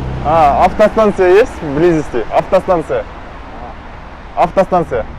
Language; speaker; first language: Russian; non-native, learner; Kazakh